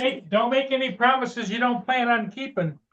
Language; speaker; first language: English; native; English